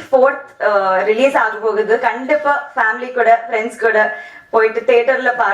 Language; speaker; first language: Tamil; non-native, learner; Telugu